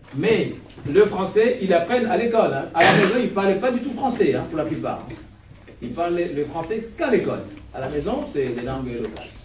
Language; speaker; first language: French; non-native, local second language; Kongo